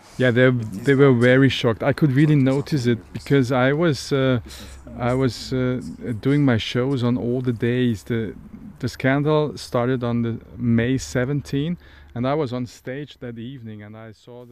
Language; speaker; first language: English; non-native, fluent; German